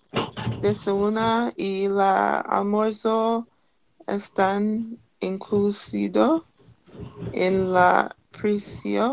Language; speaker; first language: Spanish; non-native, learner; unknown